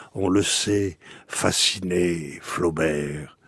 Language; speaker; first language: French; native; French